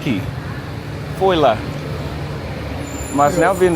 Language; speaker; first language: Portuguese; non-native, learner; English